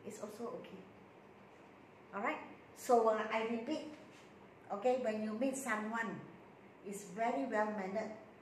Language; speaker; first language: English; non-native, local second language; Malay